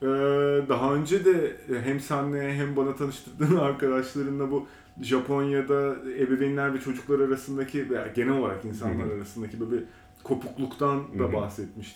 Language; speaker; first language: Turkish; native; Turkish